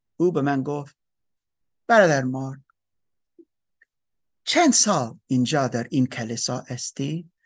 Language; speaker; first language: Persian; non-native, learner; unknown